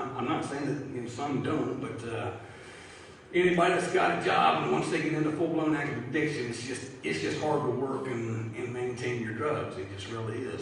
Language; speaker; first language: English; native; English